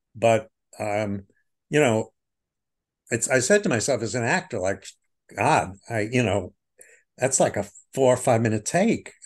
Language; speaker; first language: English; native; English